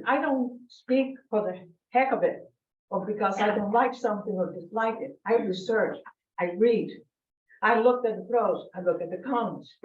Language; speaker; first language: English; non-native, fluent; Spanish